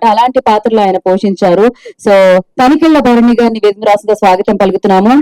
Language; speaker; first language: Telugu; native; Telugu